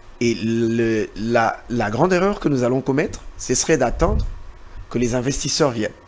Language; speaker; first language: French; non-native, local second language; Lingala